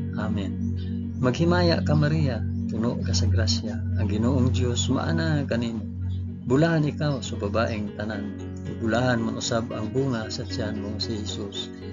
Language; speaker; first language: Cebuano; non-native, local second language; Hiligaynon